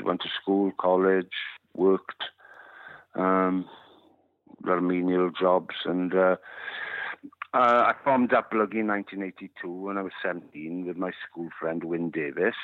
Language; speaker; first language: English; non-native, local second language; Welsh